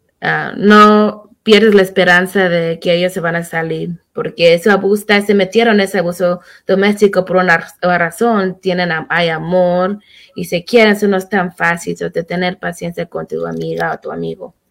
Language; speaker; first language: Spanish; early bilingual, heritage; Spanish